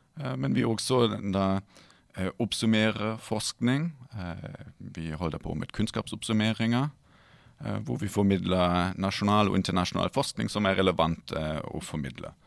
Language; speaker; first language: Norwegian; non-native, fluent; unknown